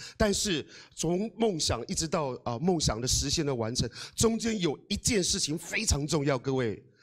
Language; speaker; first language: Chinese; non-native, local second language; Amis